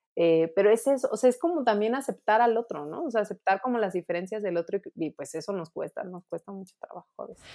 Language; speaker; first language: Spanish; native; Spanish